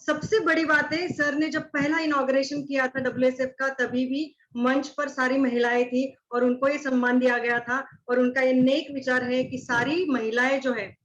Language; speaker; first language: Hindi; non-native, local second language; Marathi